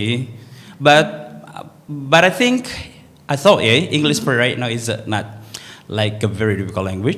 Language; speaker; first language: English; non-native, learner; Indonesian